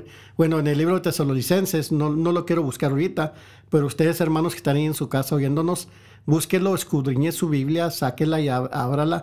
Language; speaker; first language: Spanish; early bilingual, heritage; Spanish